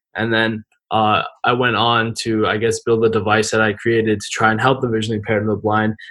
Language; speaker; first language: English; native; English